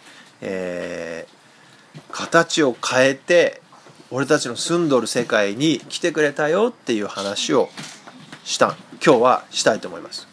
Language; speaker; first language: Japanese; native; Japanese